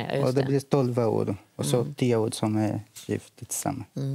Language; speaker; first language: Swedish; non-native, learner; Portuguese